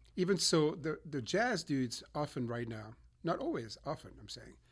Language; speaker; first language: English; non-native, fluent; French